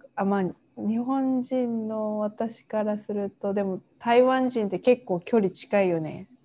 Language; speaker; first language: Japanese; native; Japanese